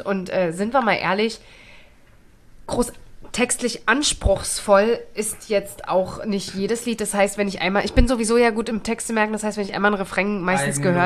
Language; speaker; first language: German; native; German